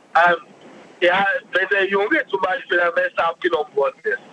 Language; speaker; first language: German; native; German